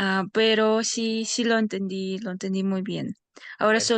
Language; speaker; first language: Spanish; non-native, fluent; Russian